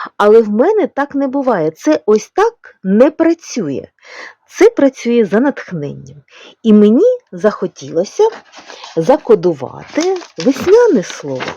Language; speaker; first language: Ukrainian; non-native, local second language; Russian